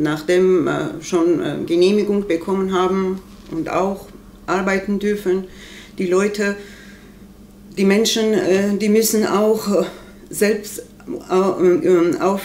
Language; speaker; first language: German; non-native, learner; Armenian